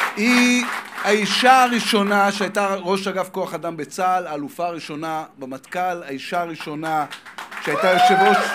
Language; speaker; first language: Hebrew; native; Hebrew